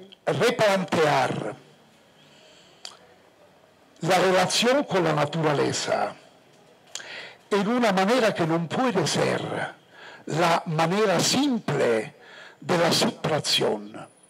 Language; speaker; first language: Spanish; non-native, fluent; Italian